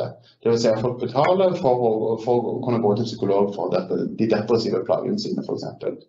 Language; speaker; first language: Norwegian; native; Norwegian